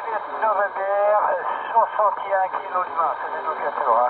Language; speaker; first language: French; non-native, learner; Italian